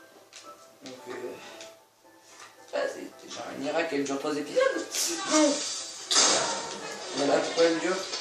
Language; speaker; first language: French; native; French